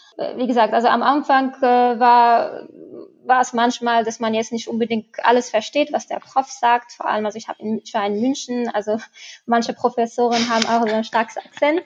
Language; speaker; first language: German; non-native, fluent; Arabic